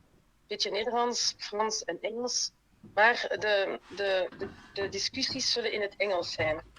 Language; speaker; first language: Dutch; non-native, local second language; French